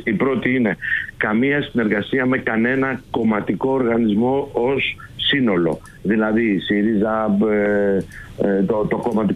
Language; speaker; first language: Greek; native; Greek